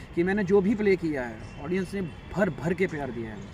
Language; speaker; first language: Hindi; native; Hindi